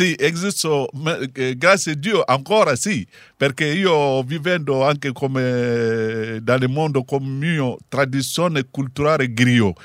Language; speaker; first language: Italian; non-native, learner; Bambara